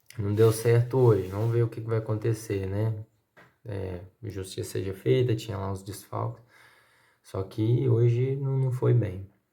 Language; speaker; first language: Portuguese; native; Portuguese